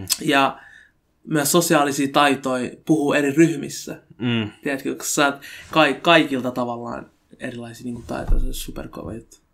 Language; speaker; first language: Finnish; early bilingual, other home language; Somali